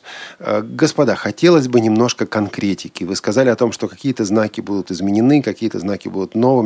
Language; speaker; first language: Russian; native; Russian